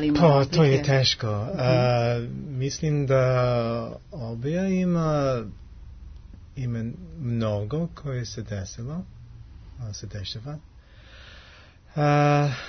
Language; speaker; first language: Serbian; non-native, learner; English